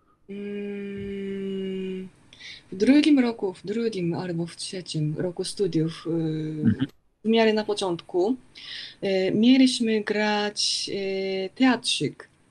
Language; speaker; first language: Polish; non-native, fluent; Japanese